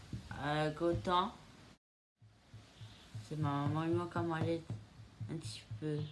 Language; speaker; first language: French; non-native, local second language; Réunion Creole French